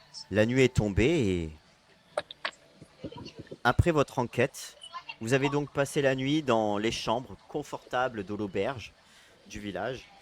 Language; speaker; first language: French; native; French